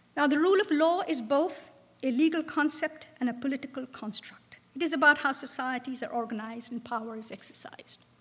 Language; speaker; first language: English; non-native, local second language; Bangla